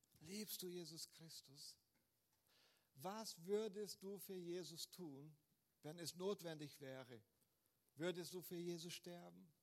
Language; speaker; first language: German; non-native, fluent; Portuguese